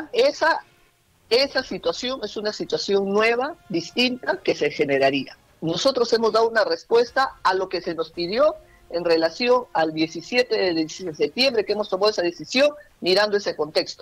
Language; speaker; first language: Spanish; native; Spanish